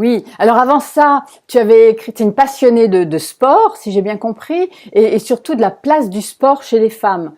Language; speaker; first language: French; native; French